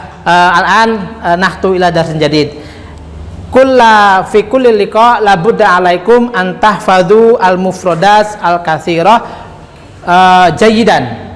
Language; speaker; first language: Arabic; non-native, fluent; Indonesian